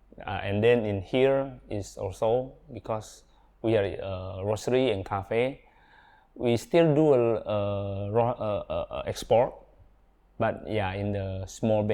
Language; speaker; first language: English; non-native, learner; Indonesian